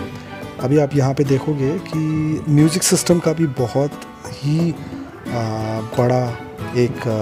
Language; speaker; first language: Hindi; native; Hindi